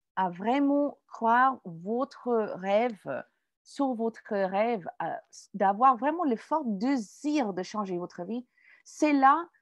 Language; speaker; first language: French; non-native, fluent; English